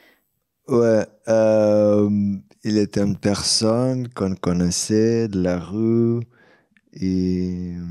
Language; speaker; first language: French; non-native, fluent; Portuguese